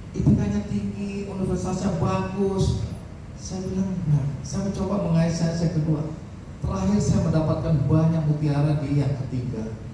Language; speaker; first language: Indonesian; native; Indonesian